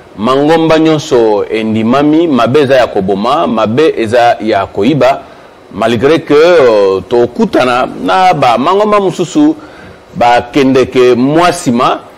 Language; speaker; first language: Lingala; native; Lingala